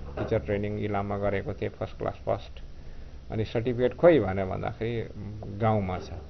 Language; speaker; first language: Nepali; non-native, local second language; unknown